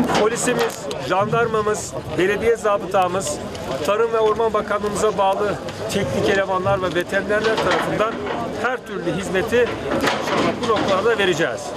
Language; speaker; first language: Turkish; native; Turkish